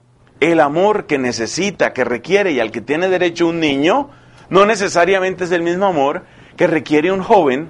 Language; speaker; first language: Spanish; native; Spanish